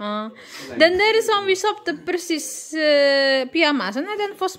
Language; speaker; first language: Swedish; non-native, learner; Indonesian